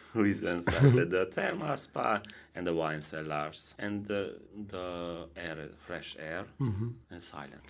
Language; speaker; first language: English; non-native, learner; Hungarian